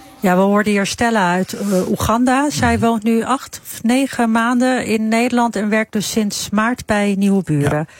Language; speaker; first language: Dutch; native; Dutch